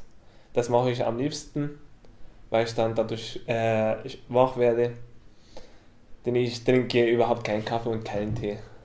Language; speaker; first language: German; non-native, fluent; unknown